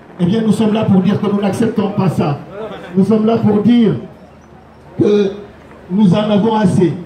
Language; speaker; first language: French; non-native, local second language; Wolof